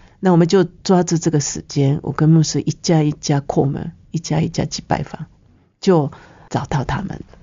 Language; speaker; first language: Chinese; non-native, fluent; Japanese